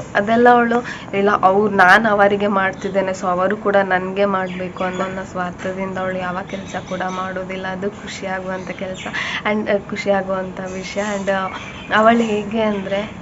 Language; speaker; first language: Kannada; non-native, local second language; Tulu